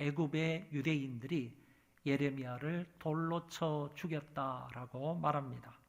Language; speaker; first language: Korean; native; Korean